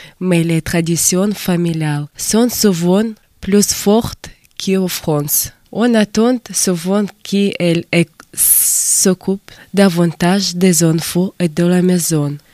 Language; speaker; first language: French; non-native, learner; Russian